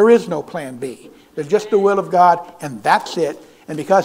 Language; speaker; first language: English; native; English